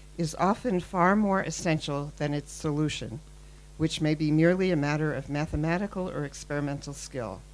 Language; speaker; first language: English; native; English